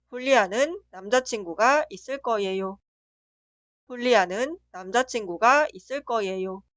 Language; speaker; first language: Korean; non-native, fluent; Spanish